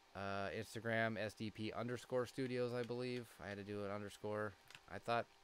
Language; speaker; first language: English; native; English